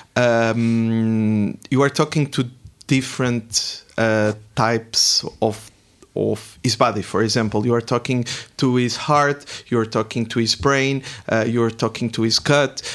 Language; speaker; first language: English; non-native, fluent; Portuguese